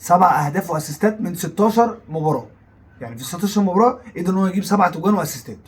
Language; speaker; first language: Arabic; native; Arabic